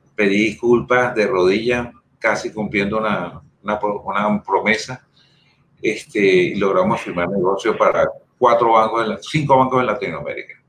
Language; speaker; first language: Spanish; native; Spanish